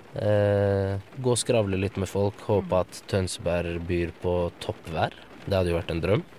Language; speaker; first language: Norwegian; early bilingual, other home language; Arabic